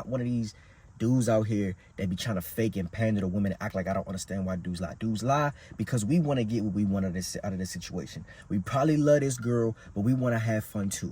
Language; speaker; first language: English; native; English